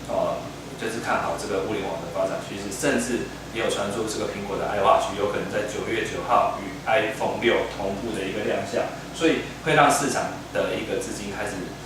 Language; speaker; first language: Chinese; native; Chinese